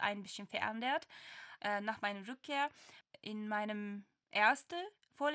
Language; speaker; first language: German; non-native, learner; Turkish